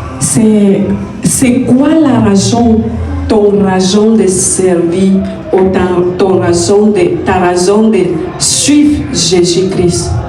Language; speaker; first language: French; non-native, fluent; Spanish